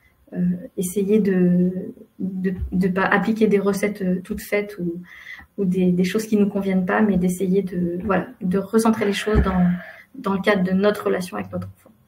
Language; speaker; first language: French; native; French